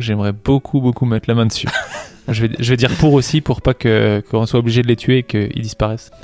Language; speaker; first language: French; native; French